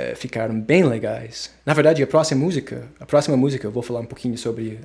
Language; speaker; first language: Portuguese; non-native, fluent; English